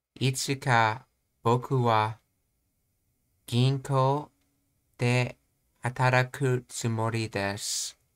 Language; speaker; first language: Japanese; non-native, learner; English